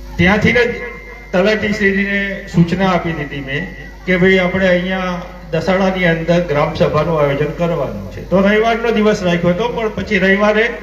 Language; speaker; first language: Gujarati; native; Gujarati